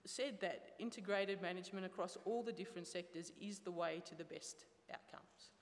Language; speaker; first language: English; native; English